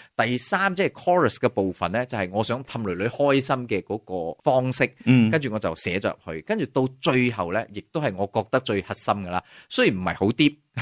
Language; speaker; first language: Cantonese; native; Cantonese